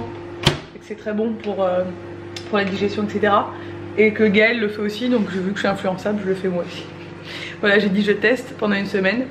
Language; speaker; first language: French; native; French